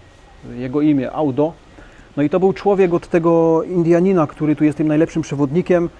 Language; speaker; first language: Polish; native; Polish